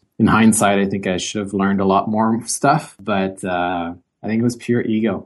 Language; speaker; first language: English; native; English